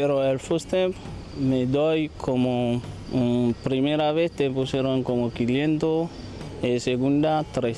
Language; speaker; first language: Spanish; non-native, learner; Haitian Creole